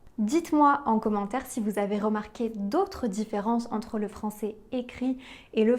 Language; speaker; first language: French; native; French